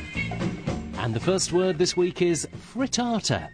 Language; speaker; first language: English; native; English